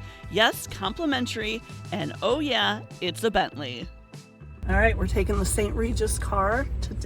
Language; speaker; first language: English; native; English